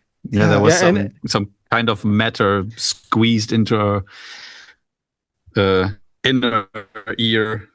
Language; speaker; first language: English; non-native, fluent; German